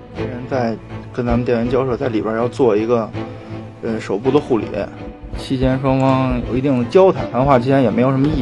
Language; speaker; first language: Chinese; native; Chinese